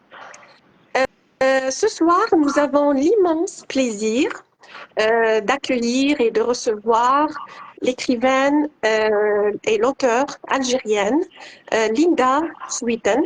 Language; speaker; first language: French; non-native, local second language; Arabic